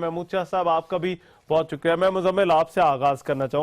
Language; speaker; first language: Urdu; native; Urdu